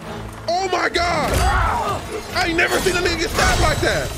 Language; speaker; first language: English; native; English